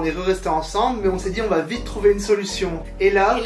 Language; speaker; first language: French; native; French